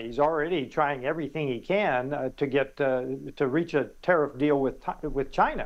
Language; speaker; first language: English; native; English